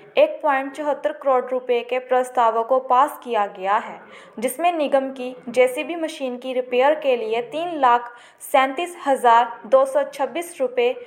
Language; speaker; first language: Hindi; non-native, local second language; Punjabi